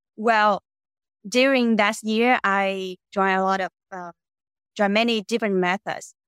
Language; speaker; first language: English; non-native, fluent; Vietnamese